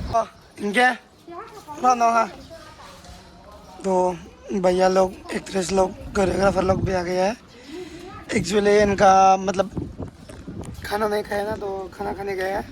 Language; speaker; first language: Hindi; non-native, local second language; Bangla